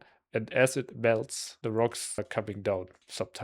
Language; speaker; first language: English; non-native, fluent; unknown